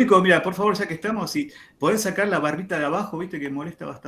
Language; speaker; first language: Spanish; native; Spanish